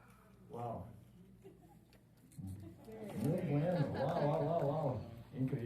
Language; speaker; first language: Spanish; non-native, fluent; Portuguese